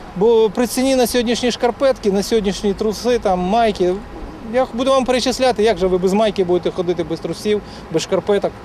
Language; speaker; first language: Ukrainian; native; Ukrainian